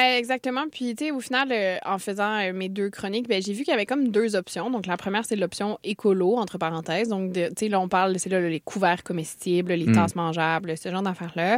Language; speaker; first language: French; native; French